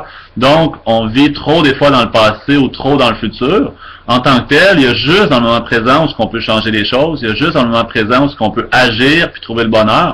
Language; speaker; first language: French; native; French